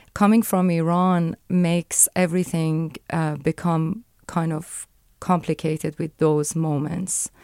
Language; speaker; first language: English; non-native, fluent; Persian